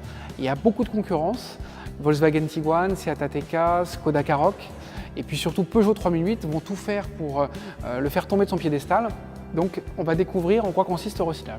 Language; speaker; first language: French; native; French